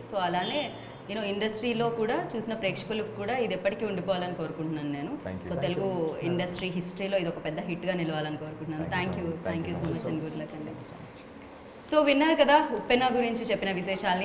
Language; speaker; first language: Telugu; native; Telugu